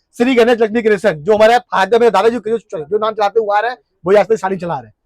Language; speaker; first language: Hindi; non-native, local second language; Bangla